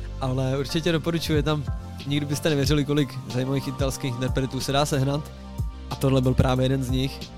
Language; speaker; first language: Czech; native; Czech